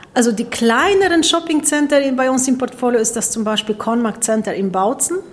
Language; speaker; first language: German; non-native, fluent; Polish